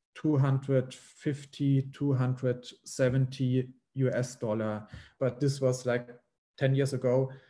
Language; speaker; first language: English; non-native, fluent; German